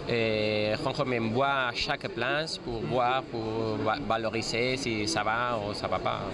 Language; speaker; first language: French; non-native, fluent; Spanish